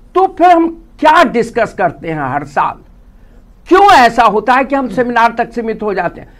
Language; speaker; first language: Hindi; native; Hindi